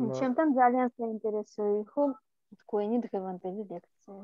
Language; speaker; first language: Georgian; non-native, local second language; Russian